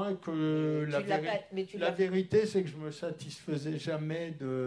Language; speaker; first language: French; early bilingual, other home language; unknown